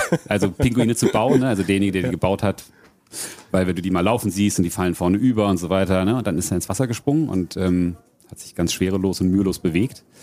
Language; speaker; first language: German; native; German